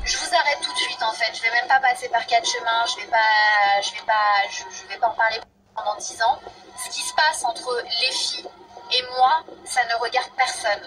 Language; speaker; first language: French; native; French